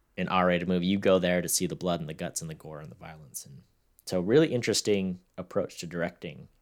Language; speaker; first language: English; native; English